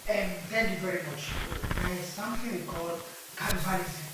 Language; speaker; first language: English; non-native, local second language; Yoruba